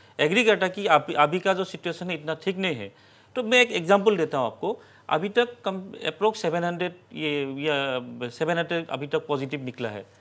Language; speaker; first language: Hindi; non-native, local second language; Assamese